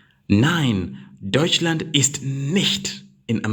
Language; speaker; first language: German; non-native, learner; English